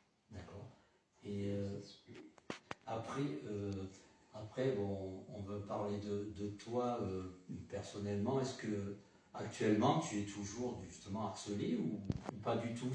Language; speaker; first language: French; native; French